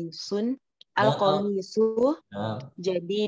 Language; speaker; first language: Arabic; non-native, learner; Indonesian